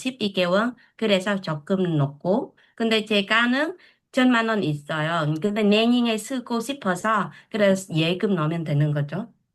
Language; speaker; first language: Korean; non-native, learner; Vietnamese